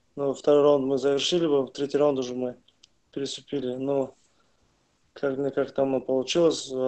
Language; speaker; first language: Russian; non-native, local second language; Kazakh